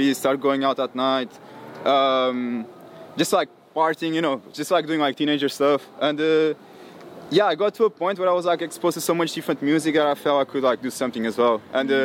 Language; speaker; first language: English; non-native, fluent; Portuguese